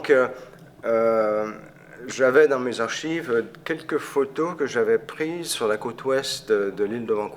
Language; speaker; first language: French; non-native, fluent; English